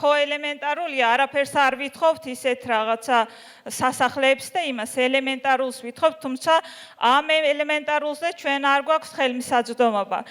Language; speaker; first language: Georgian; non-native, local second language; Azerbaijani